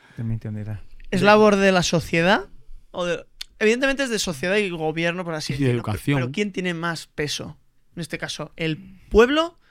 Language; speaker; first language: Spanish; native; Spanish